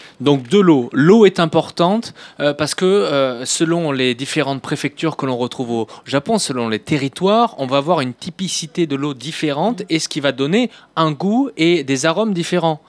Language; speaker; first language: French; native; French